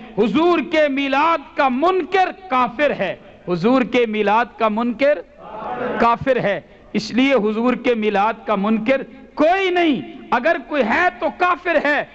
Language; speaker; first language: Urdu; non-native, local second language; Punjabi